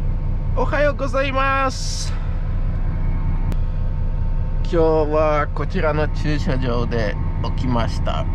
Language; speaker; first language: Japanese; non-native, fluent; Polish